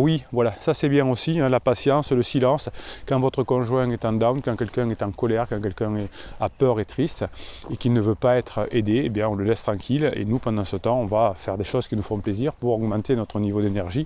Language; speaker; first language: French; native; French